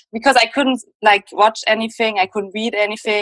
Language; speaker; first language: English; non-native, fluent; German